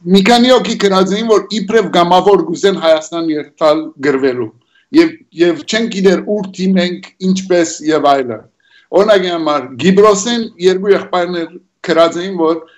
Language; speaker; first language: Armenian; early bilingual, heritage; Armenian